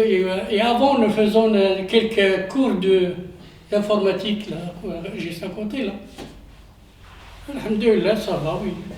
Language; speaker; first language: French; non-native, learner; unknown